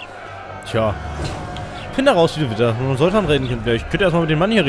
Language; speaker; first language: German; native; German